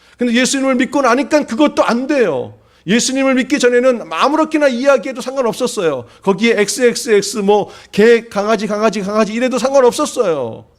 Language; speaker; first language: Korean; native; Korean